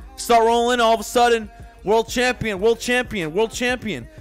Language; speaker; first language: English; native; English